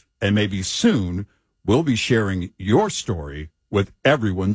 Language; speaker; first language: English; native; English